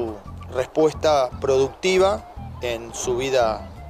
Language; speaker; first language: Spanish; native; Spanish